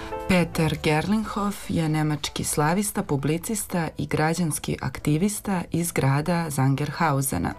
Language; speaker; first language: Serbian; native; Serbian